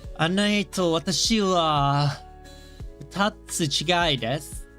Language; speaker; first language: Japanese; non-native, learner; English